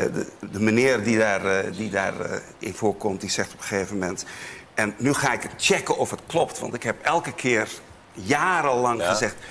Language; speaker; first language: Dutch; native; Dutch